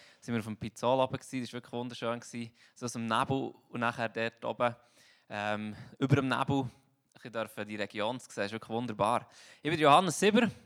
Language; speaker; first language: German; native; German